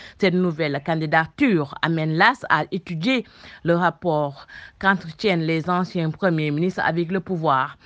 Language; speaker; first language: French; non-native, local second language; Wolof